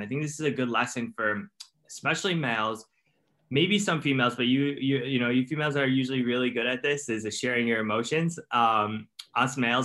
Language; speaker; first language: English; native; English